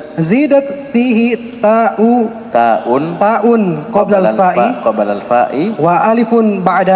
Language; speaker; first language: Arabic; non-native, learner; Indonesian